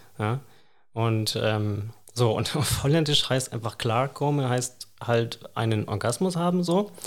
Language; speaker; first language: German; native; German